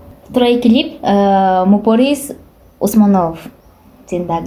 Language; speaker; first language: Russian; non-native, learner; Japanese